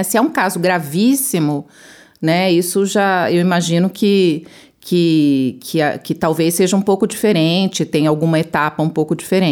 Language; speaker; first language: Portuguese; native; Portuguese